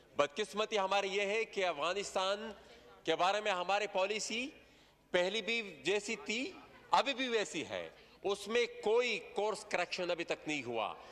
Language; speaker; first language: Urdu; non-native, local second language; Pashto